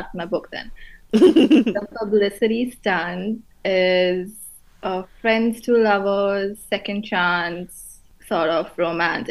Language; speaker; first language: English; non-native, local second language; Hindi